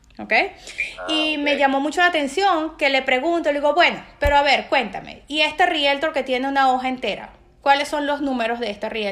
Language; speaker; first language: Spanish; native; Spanish